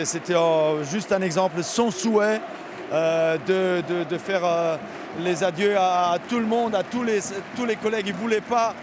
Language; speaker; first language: French; non-native, fluent; German